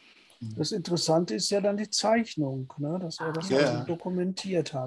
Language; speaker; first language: German; native; German